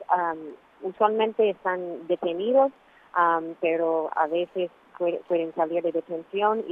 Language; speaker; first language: Spanish; non-native, fluent; English